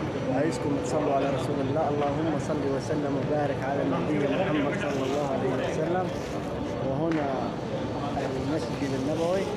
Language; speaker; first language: Arabic; native; Arabic